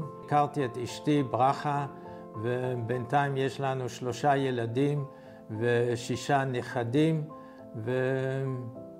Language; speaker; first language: Hebrew; non-native, fluent; Dutch